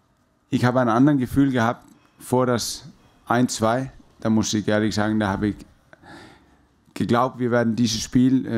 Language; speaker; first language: German; non-native, fluent; Danish